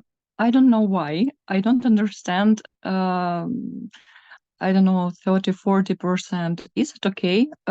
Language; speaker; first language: English; non-native, learner; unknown